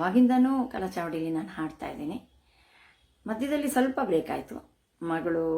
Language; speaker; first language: Kannada; native; Kannada